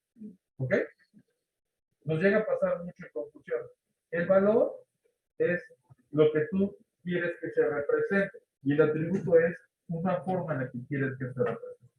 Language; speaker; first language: Spanish; native; Spanish